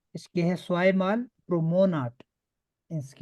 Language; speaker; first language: German; non-native, fluent; Urdu